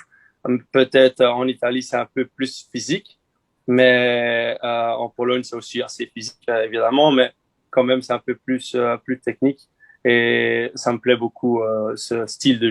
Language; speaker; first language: French; non-native, local second language; Dutch